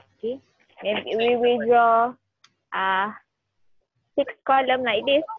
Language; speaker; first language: English; non-native, learner; Malay